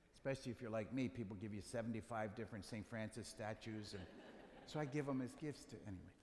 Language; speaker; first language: English; native; English